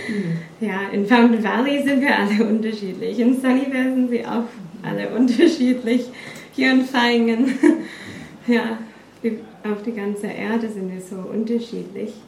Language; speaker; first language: German; non-native, fluent; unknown